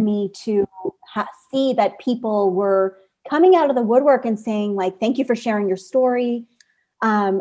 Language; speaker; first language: English; native; English